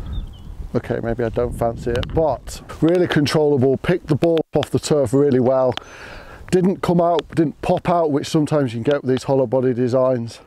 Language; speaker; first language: English; native; English